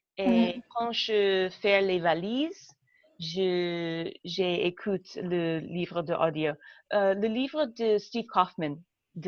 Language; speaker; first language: French; non-native, learner; English